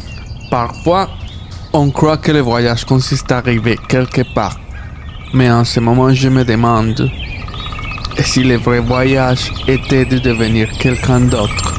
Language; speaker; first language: French; non-native, fluent; Spanish